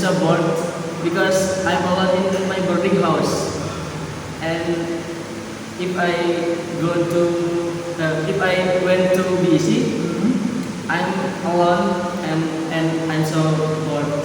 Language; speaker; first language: English; non-native, learner; Indonesian